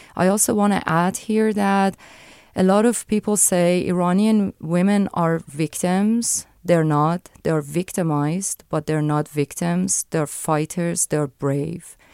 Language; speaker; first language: English; non-native, fluent; Persian